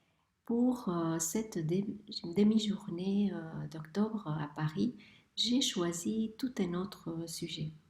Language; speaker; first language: French; non-native, fluent; Spanish